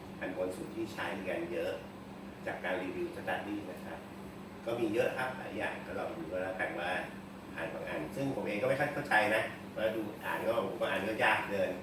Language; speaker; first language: Thai; native; Thai